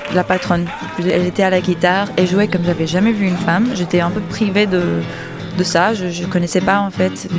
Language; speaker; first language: French; non-native, fluent; English